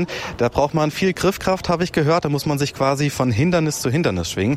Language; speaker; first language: German; native; German